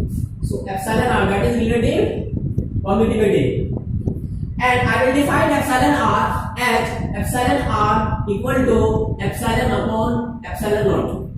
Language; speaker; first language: English; non-native, local second language; Hindi